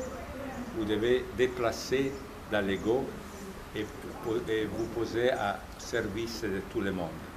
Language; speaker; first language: French; non-native, fluent; Italian